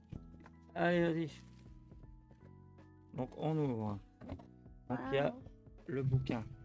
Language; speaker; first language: French; native; French